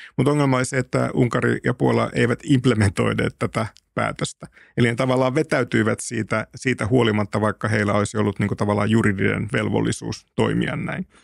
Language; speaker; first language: Finnish; native; Finnish